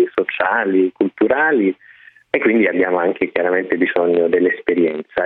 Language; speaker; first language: Italian; non-native, fluent; German